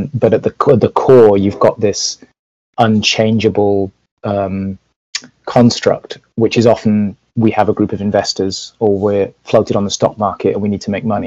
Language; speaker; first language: English; native; English